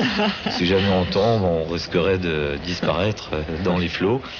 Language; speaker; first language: French; native; French